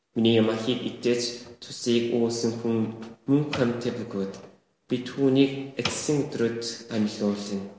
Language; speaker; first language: Mongolian; non-native, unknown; Korean